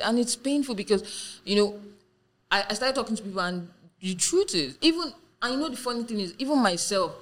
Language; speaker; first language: English; non-native, local second language; Yoruba